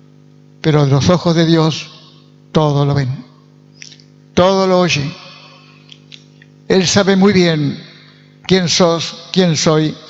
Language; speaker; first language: Spanish; native; Spanish